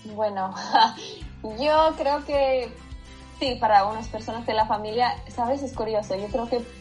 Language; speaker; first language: Spanish; non-native, fluent; English